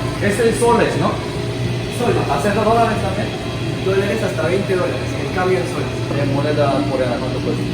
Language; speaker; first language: Spanish; non-native, learner; Korean